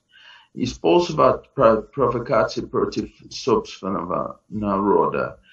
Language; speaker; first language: Russian; non-native, fluent; English